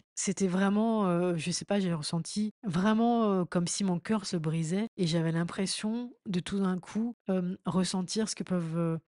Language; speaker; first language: French; native; French